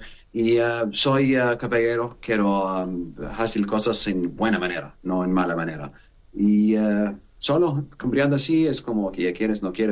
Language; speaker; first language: Spanish; non-native, learner; Arabic